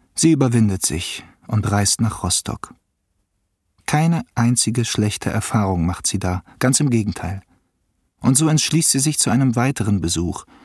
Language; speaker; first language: German; native; German